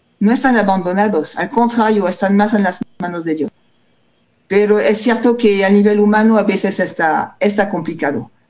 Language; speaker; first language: Spanish; non-native, fluent; French